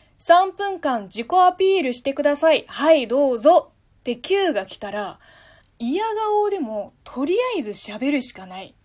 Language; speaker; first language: Japanese; non-native, fluent; Chinese